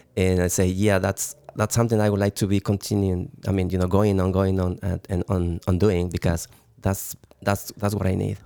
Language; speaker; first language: English; non-native, learner; Spanish